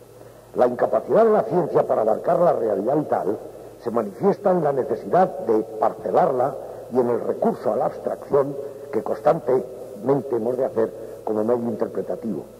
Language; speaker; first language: Spanish; native; Spanish